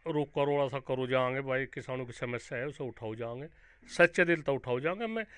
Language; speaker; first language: Hindi; native; Hindi